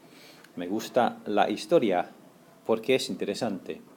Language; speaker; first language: Spanish; non-native, fluent; English